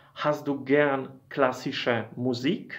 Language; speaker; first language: German; non-native, fluent; Polish